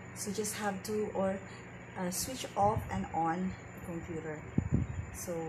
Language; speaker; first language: English; non-native, local second language; Filipino